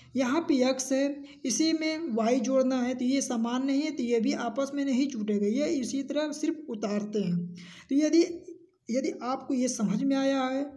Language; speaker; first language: Hindi; native; Hindi